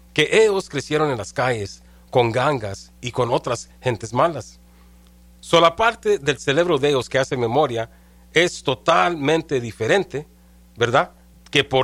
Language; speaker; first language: Spanish; early bilingual, heritage; Spanish